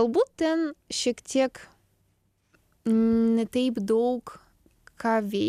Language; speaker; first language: Lithuanian; non-native, learner; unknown